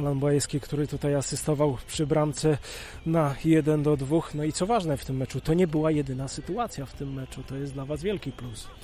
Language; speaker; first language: Polish; native; Polish